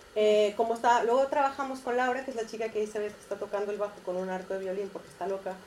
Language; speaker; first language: Spanish; native; Spanish